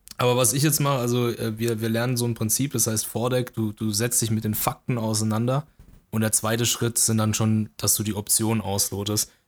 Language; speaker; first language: German; early bilingual, other home language; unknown